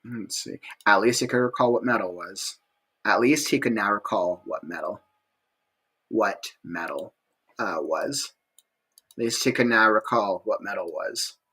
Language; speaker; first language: English; native; English